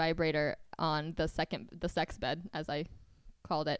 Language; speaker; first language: English; early bilingual, other home language; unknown